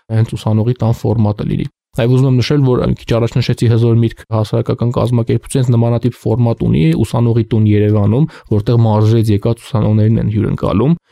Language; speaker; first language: Armenian; native; Armenian